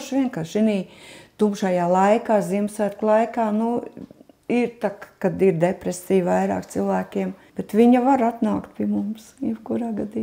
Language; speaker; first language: Latvian; native; Latvian